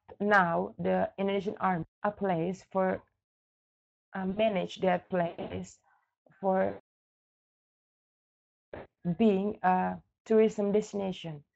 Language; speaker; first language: English; non-native, learner; Indonesian